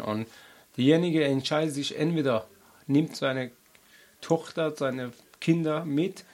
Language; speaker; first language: German; non-native, learner; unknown